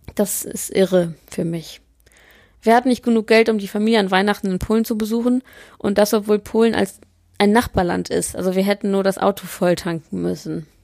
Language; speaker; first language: German; early bilingual, other home language; Polish